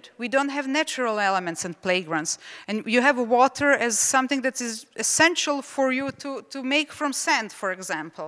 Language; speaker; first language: English; non-native, fluent; Czech